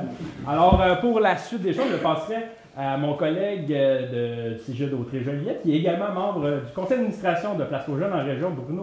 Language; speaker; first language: French; native; French